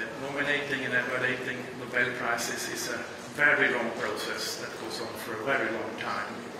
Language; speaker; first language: English; non-native, fluent; Swedish